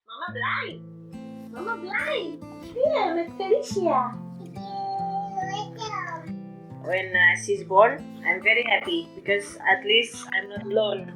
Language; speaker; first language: English; non-native, learner; Indonesian